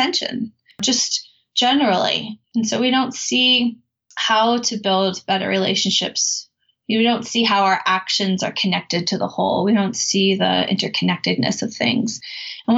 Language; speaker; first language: English; native; English